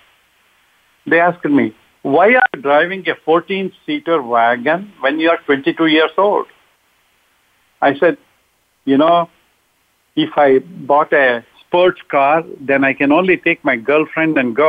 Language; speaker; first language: English; non-native, local second language; Kannada